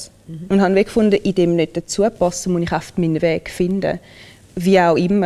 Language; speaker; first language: German; early bilingual, other home language; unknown